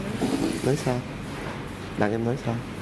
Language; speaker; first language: Vietnamese; non-native, fluent; Japanese